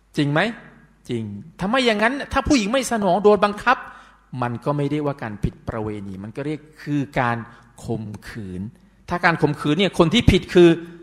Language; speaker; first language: Thai; non-native, local second language; Pattani Malay